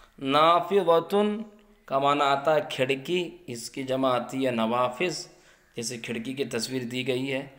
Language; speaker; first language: Urdu; native; Urdu